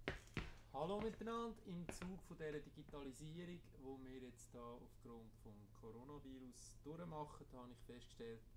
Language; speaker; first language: German; native; German